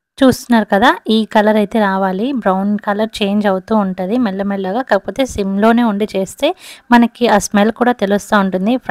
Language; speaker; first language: Telugu; non-native, local second language; Lambadi